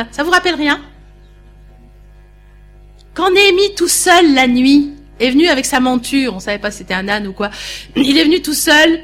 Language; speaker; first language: French; native; French